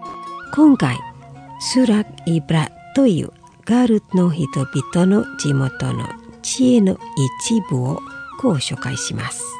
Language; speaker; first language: Japanese; non-native, fluent; Indonesian